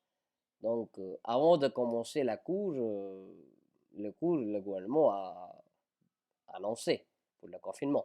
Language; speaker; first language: French; non-native, fluent; Hindi